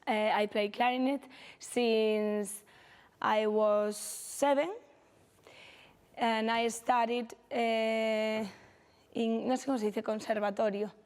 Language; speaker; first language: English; non-native, learner; Spanish